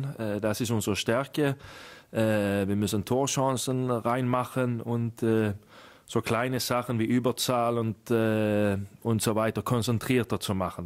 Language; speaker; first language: German; non-native, fluent; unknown